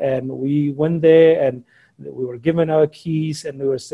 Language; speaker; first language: English; non-native, fluent; Somali